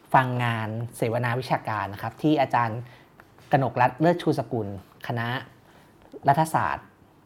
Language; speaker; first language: Thai; native; Thai